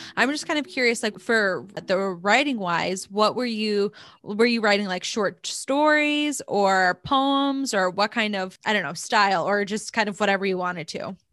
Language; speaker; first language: English; native; English